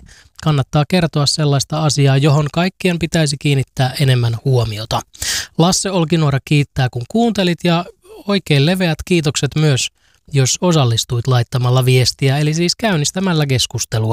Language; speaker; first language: Finnish; native; Finnish